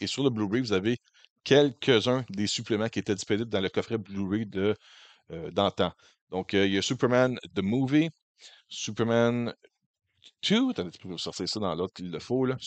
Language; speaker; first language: French; native; French